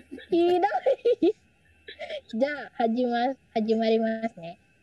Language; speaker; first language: Japanese; non-native, learner; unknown